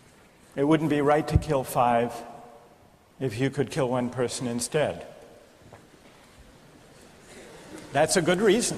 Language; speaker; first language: English; native; English